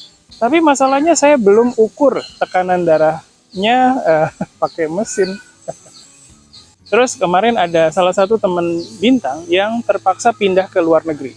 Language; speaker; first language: Indonesian; native; Indonesian